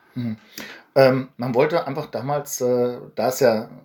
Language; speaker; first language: German; native; German